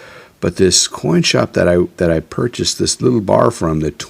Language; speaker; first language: English; native; English